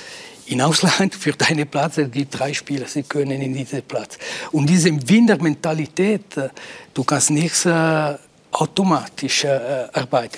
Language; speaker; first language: German; non-native, local second language; Italian